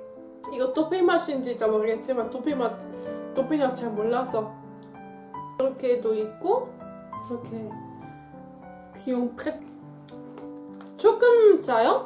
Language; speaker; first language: Korean; non-native, fluent; Dutch